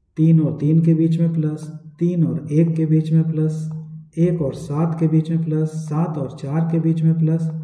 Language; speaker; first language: Hindi; native; Hindi